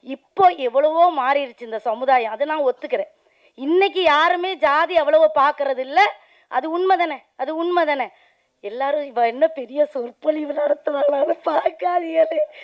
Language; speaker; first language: Tamil; native; Tamil